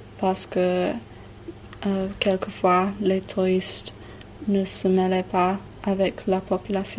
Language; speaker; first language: French; non-native, learner; English